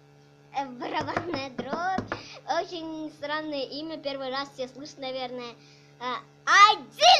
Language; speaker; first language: Russian; native; Russian